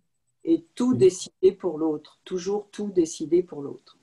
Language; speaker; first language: French; native; French